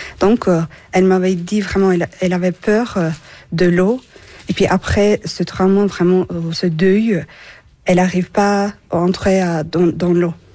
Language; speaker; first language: French; non-native, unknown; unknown